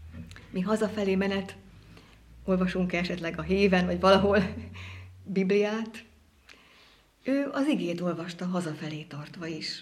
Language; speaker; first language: Hungarian; native; Hungarian